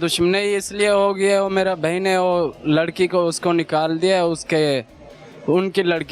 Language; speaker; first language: Hindi; non-native, local second language; Saraiki